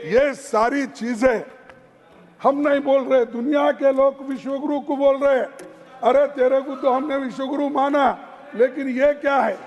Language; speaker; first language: Hindi; non-native, local second language; Kannada